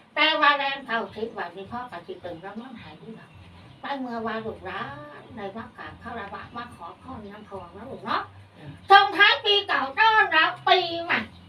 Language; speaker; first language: Thai; native; Thai